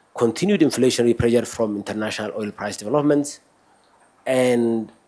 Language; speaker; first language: English; non-native, local second language; Amharic